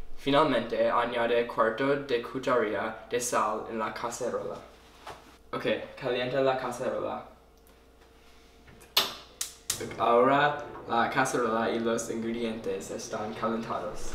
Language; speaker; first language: Spanish; non-native, learner; English